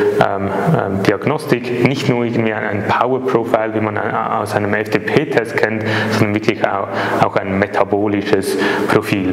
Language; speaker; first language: German; native; German